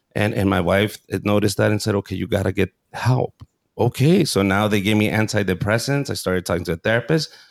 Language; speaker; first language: English; early bilingual, other home language; Spanish